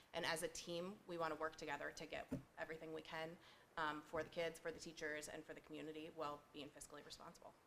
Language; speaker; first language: English; native; English